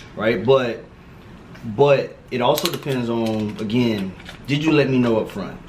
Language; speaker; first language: English; native; English